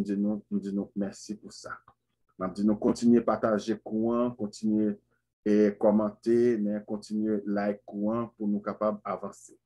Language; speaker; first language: French; non-native, local second language; Haitian Creole